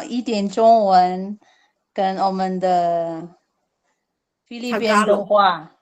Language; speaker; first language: Chinese; non-native, learner; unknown